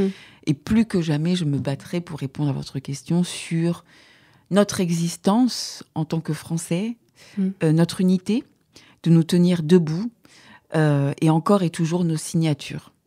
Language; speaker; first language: French; native; French